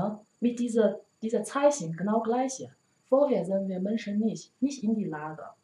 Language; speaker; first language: German; non-native, learner; Chinese